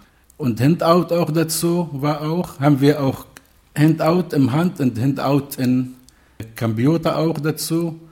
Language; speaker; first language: German; non-native, learner; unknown